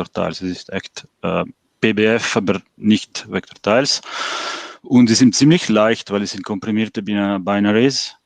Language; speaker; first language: German; non-native, fluent; French